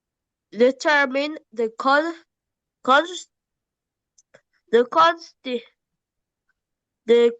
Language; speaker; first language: English; native; English